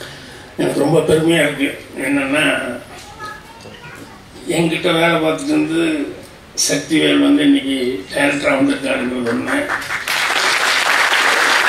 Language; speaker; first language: Tamil; native; Tamil